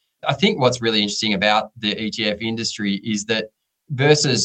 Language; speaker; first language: English; native; English